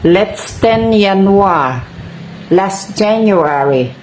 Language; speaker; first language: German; non-native, fluent; Cebuano